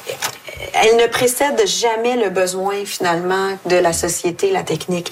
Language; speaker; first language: French; native; French